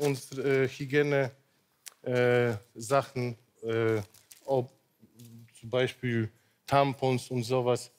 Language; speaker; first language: German; non-native, local second language; Polish